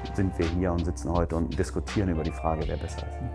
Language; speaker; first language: German; native; German